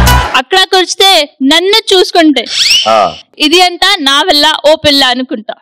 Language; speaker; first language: Telugu; non-native, local second language; Hindi